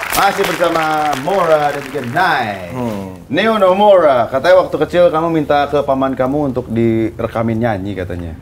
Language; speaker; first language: Indonesian; native; Indonesian